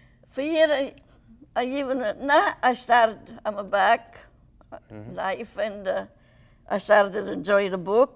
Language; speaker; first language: English; non-native, learner; Italian